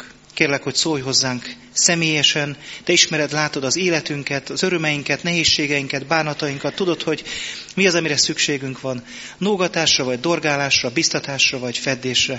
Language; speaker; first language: Hungarian; native; Hungarian